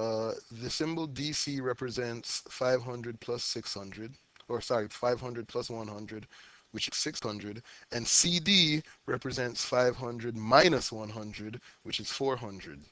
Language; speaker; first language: English; native; English